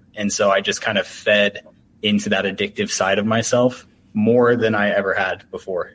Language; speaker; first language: English; native; English